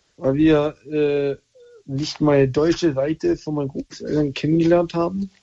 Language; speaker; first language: German; early bilingual, other home language; English